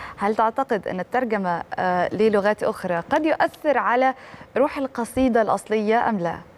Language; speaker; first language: Arabic; native; Arabic